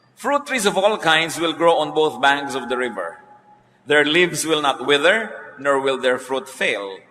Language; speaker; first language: English; non-native, local second language; Filipino